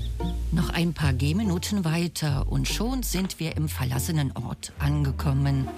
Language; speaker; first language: German; native; German